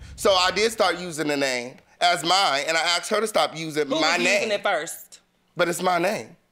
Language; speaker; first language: English; native; English